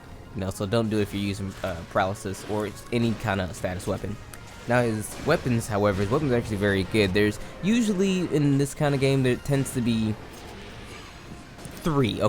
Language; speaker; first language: English; native; English